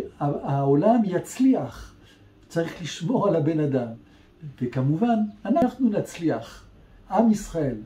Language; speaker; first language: Hebrew; non-native, fluent; French